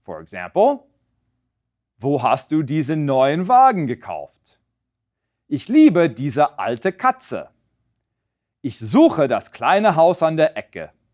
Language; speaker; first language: German; non-native, fluent; English